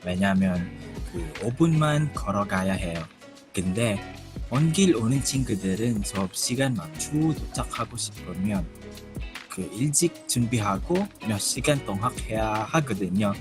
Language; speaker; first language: Korean; non-native, learner; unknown